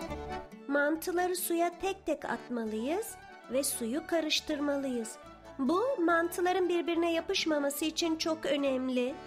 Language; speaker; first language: Turkish; early bilingual, heritage; Turkish